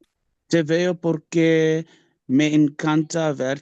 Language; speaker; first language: Spanish; non-native, learner; English